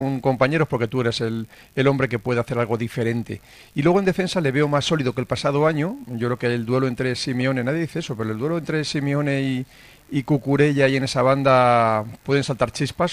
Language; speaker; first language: Spanish; native; Spanish